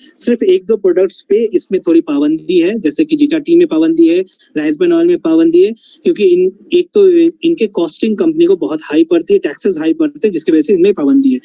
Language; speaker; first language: Hindi; non-native, local second language; Bangla